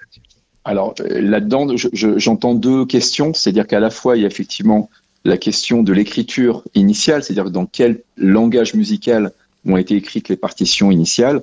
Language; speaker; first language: French; native; French